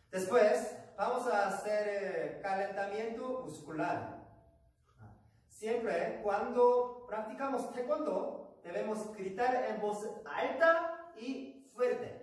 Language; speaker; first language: Spanish; non-native, learner; Korean